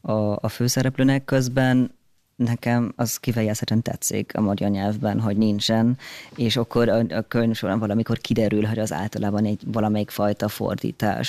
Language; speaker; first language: Hungarian; non-native, fluent; German